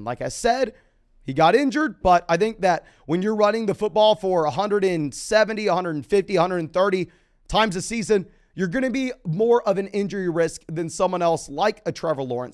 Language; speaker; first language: English; native; English